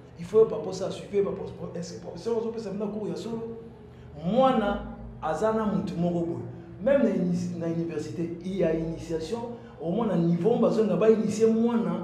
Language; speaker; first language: Lingala; native; Lingala